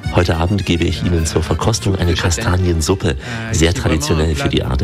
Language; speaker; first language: German; native; German